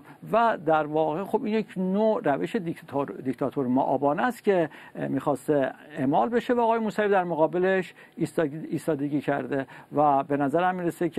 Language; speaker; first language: Persian; native; Persian